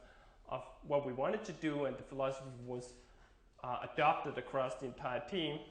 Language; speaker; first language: English; non-native, fluent; Danish